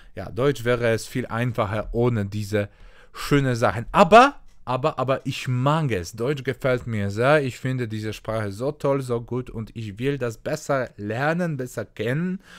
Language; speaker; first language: German; non-native, fluent; Polish